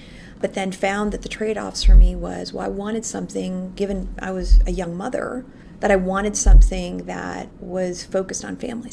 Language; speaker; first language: English; non-native, local second language; Filipino